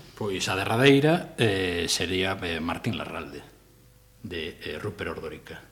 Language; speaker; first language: Galician; non-native, local second language; Spanish